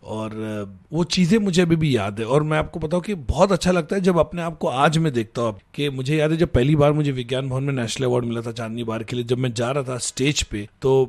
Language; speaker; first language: Hindi; native; Hindi